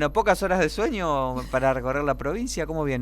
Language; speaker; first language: Spanish; native; Spanish